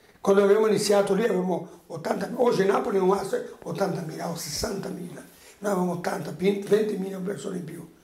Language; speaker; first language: Italian; non-native, fluent; Portuguese